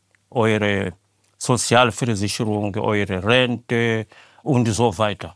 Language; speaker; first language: German; non-native, learner; Portuguese